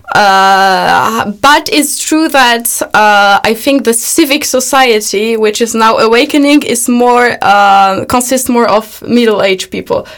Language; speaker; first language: English; non-native, fluent; Polish